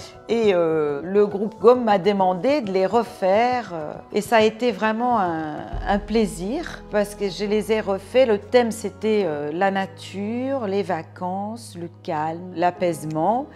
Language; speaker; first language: French; non-native, fluent; Portuguese